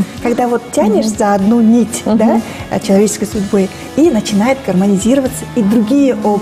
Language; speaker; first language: Russian; native; Russian